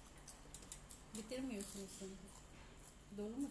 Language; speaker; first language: Turkish; non-native, fluent; Filipino